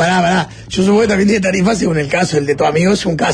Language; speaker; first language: Spanish; native; Spanish